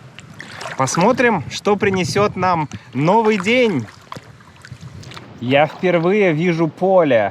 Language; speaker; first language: Russian; native; Russian